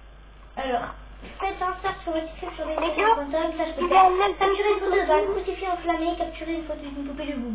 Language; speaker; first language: French; native; French